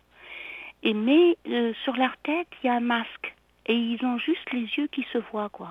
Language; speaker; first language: French; non-native, local second language; Arabic